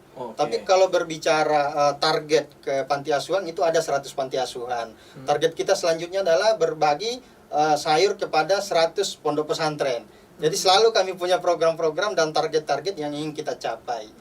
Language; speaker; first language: Indonesian; native; Indonesian